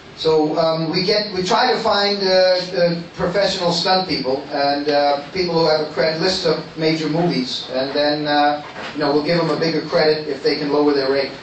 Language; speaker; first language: English; native; English